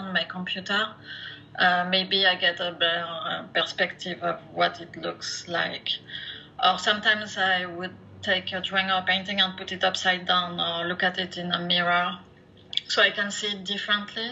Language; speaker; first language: English; non-native, fluent; French